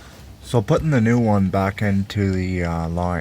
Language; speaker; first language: English; native; English